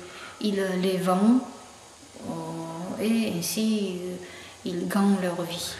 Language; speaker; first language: French; non-native, fluent; Georgian